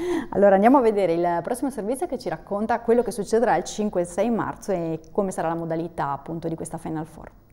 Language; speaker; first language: Italian; native; Italian